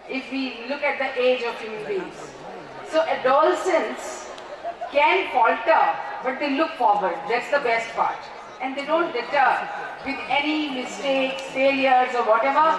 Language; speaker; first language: English; non-native, local second language; Hindi